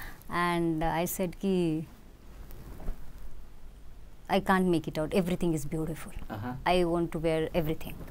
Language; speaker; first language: Telugu; non-native, local second language; Hindi